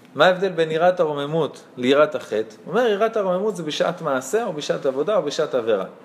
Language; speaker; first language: Hebrew; native; Hebrew